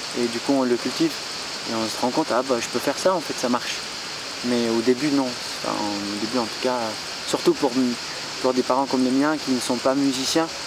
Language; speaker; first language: French; non-native, fluent; Arabic